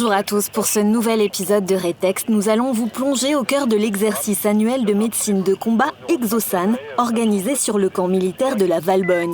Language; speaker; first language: French; native; French